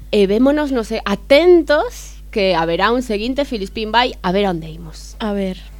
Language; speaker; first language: Galician; non-native, local second language; Spanish